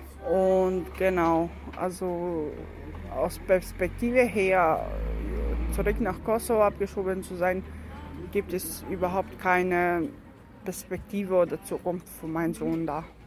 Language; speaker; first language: German; non-native, fluent; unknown